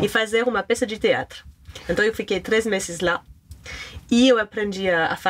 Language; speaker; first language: Portuguese; non-native, fluent; French